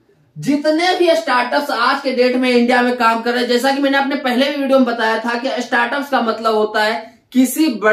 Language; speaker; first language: Hindi; native; Hindi